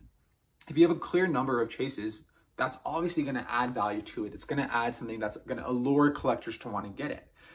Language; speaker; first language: English; native; English